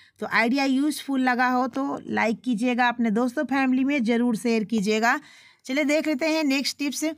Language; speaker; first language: Hindi; native; Hindi